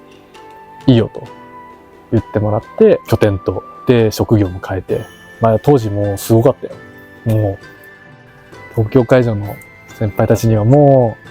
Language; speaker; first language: Japanese; native; Japanese